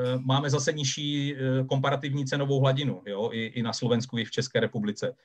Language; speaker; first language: Czech; native; Czech